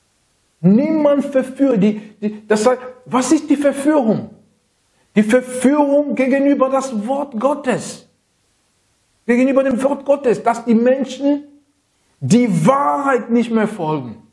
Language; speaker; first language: German; non-native, fluent; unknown